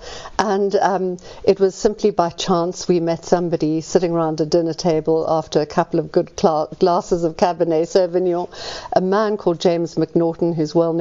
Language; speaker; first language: English; native; English